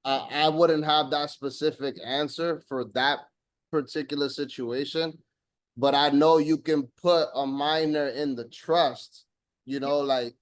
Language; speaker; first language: English; native; English